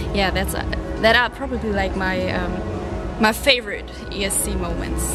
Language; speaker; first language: English; non-native, fluent; German